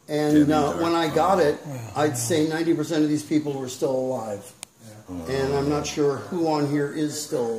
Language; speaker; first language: English; native; English